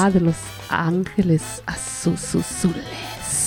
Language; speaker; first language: Spanish; native; Spanish